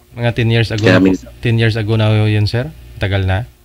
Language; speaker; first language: Filipino; native; Filipino